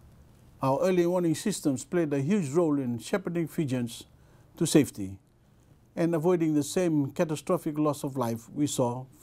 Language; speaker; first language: English; non-native, local second language; Fijian